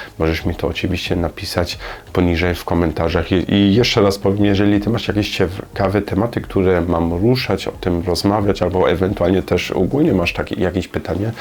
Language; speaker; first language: Polish; non-native, learner; German